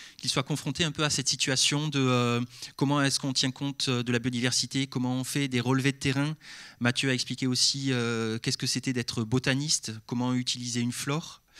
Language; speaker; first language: French; native; French